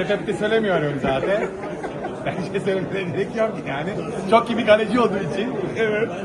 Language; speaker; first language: Turkish; non-native, fluent; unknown